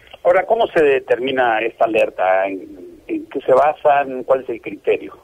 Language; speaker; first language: Spanish; native; Spanish